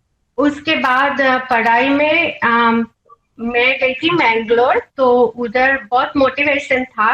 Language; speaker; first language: Hindi; non-native, local second language; Gujarati